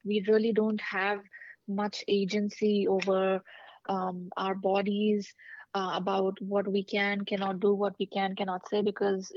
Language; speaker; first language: English; non-native, local second language; Hindi